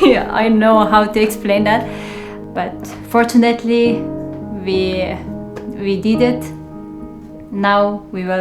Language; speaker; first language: English; non-native, learner; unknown